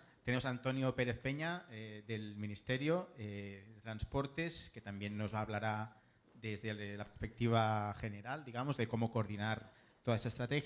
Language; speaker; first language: Spanish; native; Spanish